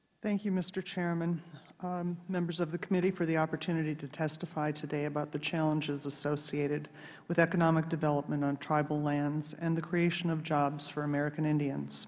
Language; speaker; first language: English; native; English